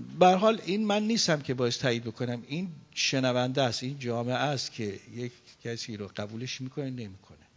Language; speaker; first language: Persian; native; Persian